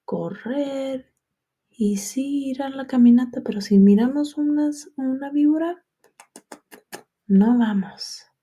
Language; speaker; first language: Spanish; early bilingual, heritage; Spanish